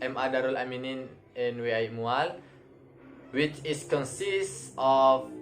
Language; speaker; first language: English; non-native, learner; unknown